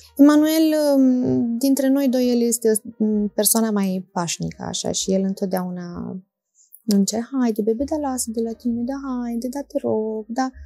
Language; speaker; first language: Romanian; early bilingual, heritage; Romanian